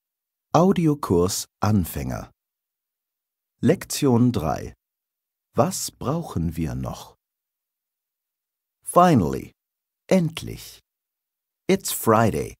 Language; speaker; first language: German; non-native, fluent; English